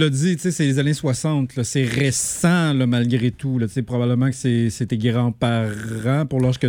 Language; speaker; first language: French; native; French